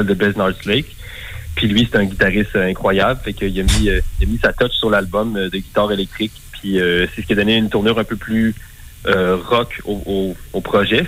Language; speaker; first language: French; native; French